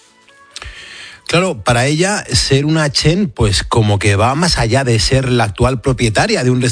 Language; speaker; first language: Spanish; native; Spanish